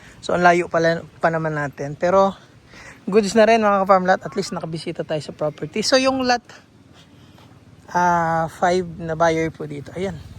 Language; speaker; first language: Filipino; native; Filipino